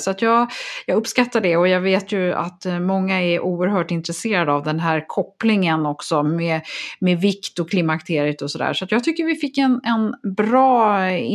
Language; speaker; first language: Swedish; native; Swedish